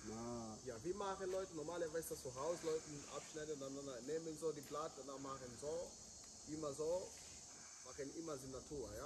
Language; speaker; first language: German; non-native, learner; Swahili